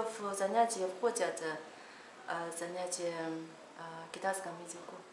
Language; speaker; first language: Russian; non-native, learner; Chinese